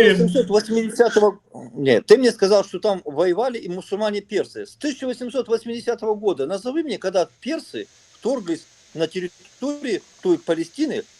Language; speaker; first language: Russian; native; Russian